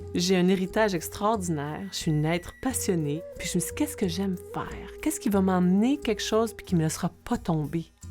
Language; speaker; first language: French; native; French